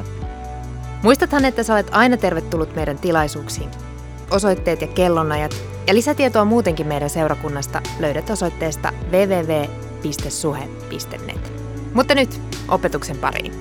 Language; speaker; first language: Finnish; native; Finnish